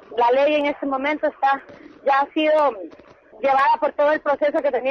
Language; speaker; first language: Spanish; native; Spanish